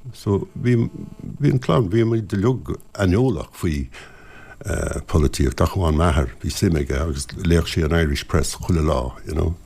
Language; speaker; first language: Irish; non-native, local second language; English